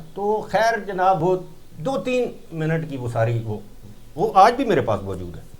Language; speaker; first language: Urdu; non-native, local second language; Northern Hindko